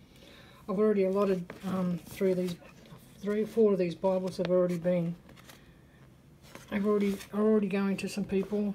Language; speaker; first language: English; native; English